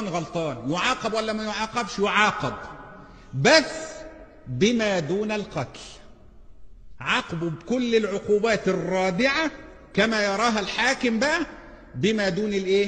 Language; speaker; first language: Arabic; native; Arabic